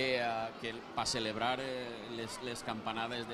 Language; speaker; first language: Catalan; native; Catalan